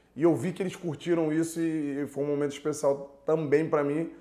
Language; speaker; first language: Portuguese; native; Portuguese